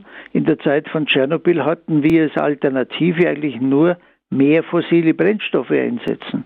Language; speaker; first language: German; native; German